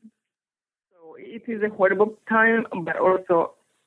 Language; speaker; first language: English; non-native, local second language; Kinyarwanda